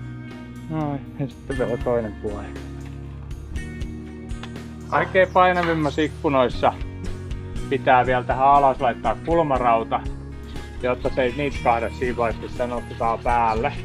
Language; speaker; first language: Finnish; native; Finnish